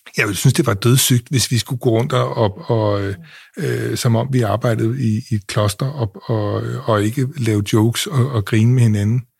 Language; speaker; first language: Danish; native; Danish